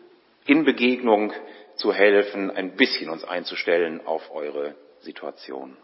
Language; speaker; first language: German; native; German